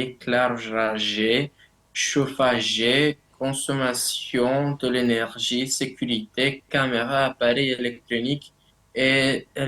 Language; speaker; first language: French; non-native, learner; Romanian